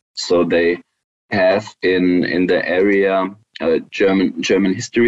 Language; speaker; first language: English; non-native, fluent; German